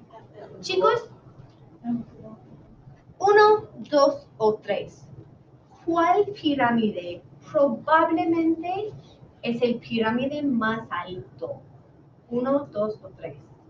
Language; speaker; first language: Spanish; non-native, fluent; English